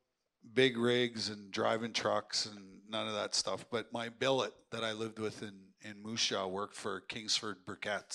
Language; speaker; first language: English; native; English